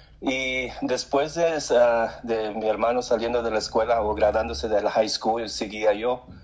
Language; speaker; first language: Spanish; early bilingual, heritage; Spanish